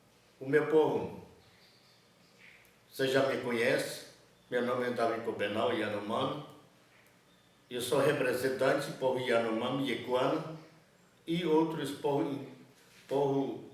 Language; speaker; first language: Portuguese; non-native, local second language; Yanomámi